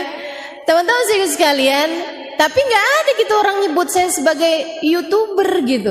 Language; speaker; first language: Indonesian; native; Indonesian